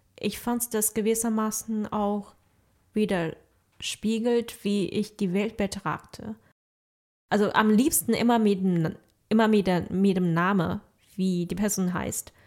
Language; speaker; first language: German; non-native, fluent; Chinese